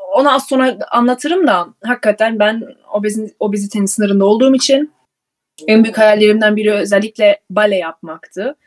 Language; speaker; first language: Turkish; early bilingual, heritage; Turkish